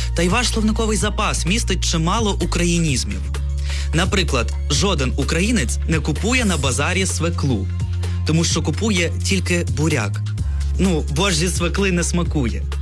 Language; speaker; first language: Ukrainian; non-native, local second language; Russian